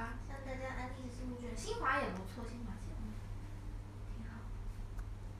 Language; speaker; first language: Chinese; native; Chinese